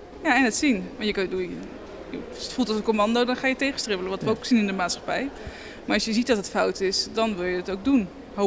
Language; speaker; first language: Dutch; native; Dutch